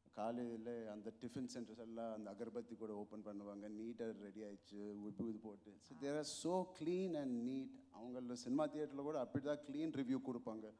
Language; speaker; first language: Tamil; non-native, local second language; Telugu